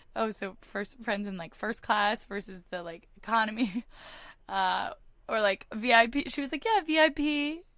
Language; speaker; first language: English; native; English